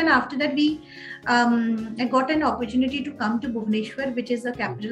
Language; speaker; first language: English; non-native, local second language; Odia